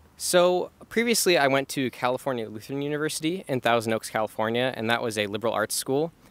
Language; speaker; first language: English; native; English